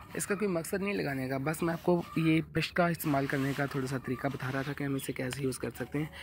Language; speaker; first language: Urdu; non-native, local second language; Punjabi